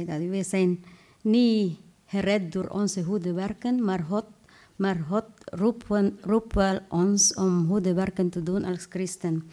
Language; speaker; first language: Dutch; non-native, fluent; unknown